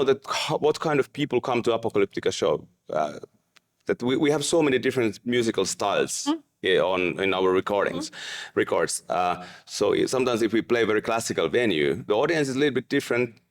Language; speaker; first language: English; non-native, fluent; Finnish